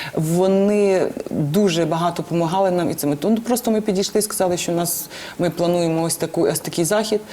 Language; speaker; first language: Ukrainian; native; Ukrainian